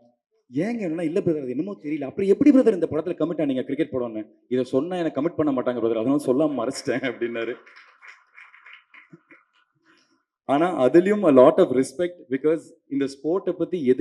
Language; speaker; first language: Tamil; native; Tamil